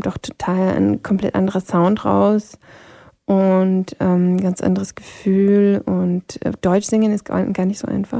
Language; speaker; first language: German; non-native, local second language; Polish